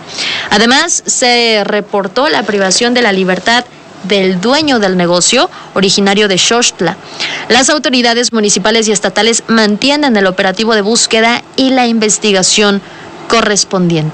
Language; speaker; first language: Spanish; native; Spanish